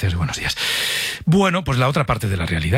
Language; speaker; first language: Spanish; native; Spanish